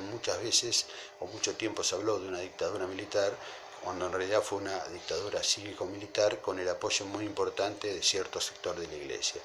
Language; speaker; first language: Spanish; native; Spanish